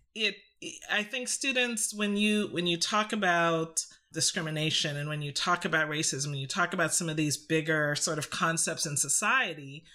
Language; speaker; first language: English; native; English